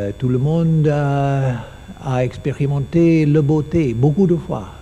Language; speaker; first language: French; non-native, learner; English